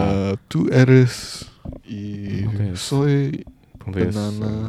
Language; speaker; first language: Spanish; non-native, learner; English